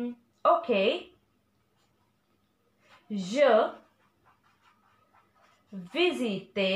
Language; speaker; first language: French; non-native, learner; Hindi